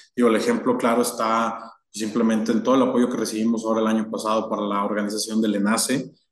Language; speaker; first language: Spanish; native; Spanish